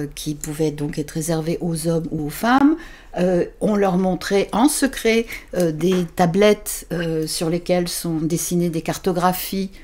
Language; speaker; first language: French; native; French